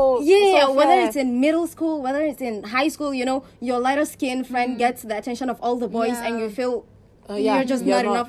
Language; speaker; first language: English; non-native, local second language; Hausa